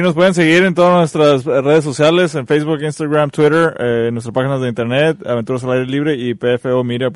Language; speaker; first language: Spanish; native; Spanish